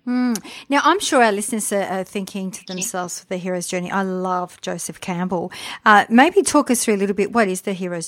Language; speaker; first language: English; native; English